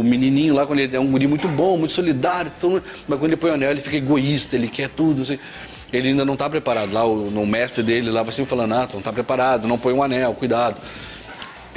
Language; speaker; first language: Portuguese; native; Portuguese